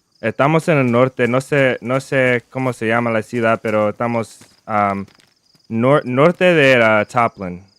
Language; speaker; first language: Spanish; non-native, learner; English